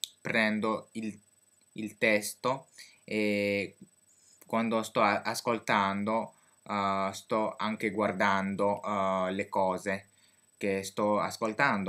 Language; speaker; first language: Italian; non-native, fluent; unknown